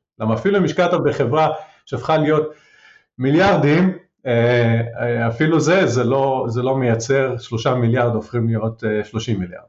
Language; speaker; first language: Hebrew; native; Hebrew